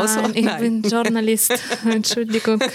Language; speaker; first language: German; non-native, learner; Ukrainian